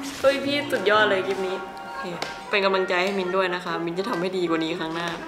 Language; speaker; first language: Thai; native; Thai